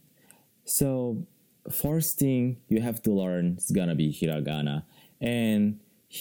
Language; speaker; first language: English; non-native, fluent; Japanese